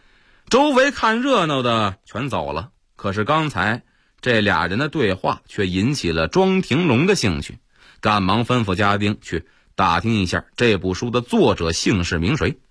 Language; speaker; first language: Chinese; native; Chinese